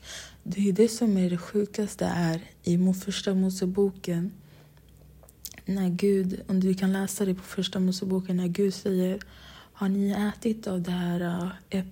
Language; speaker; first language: Swedish; non-native, local second language; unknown